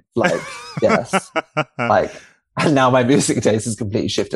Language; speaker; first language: English; native; English